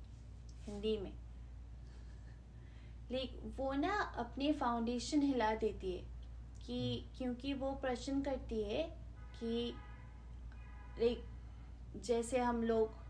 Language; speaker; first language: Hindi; non-native, local second language; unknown